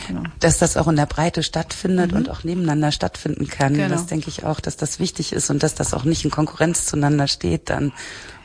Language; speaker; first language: German; native; German